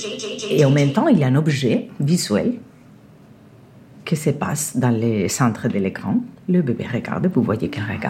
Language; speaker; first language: French; non-native, fluent; Spanish